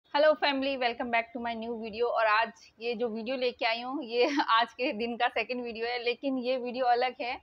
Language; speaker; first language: Hindi; native; Hindi